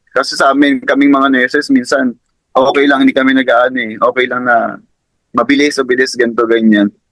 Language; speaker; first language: Filipino; native; Filipino